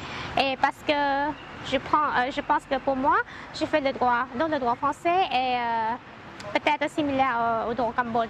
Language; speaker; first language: French; non-native, learner; Khmer